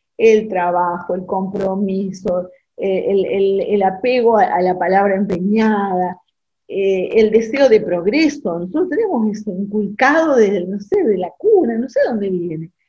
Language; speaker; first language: Spanish; non-native, local second language; German